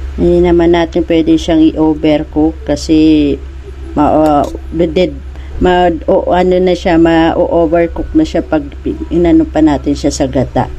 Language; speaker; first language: Filipino; native; Filipino